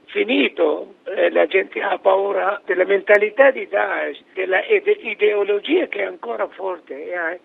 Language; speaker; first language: Italian; non-native, fluent; Arabic